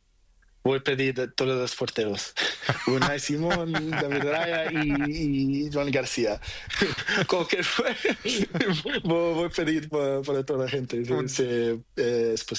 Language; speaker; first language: Spanish; non-native, learner; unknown